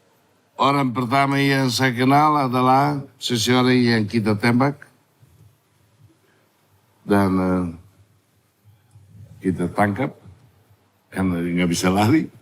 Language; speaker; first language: Indonesian; non-native, fluent; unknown